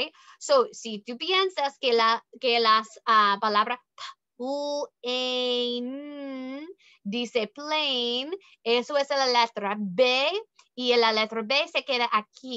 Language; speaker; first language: Spanish; non-native, learner; English